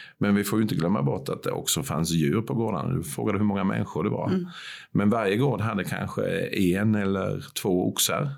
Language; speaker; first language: Swedish; native; Swedish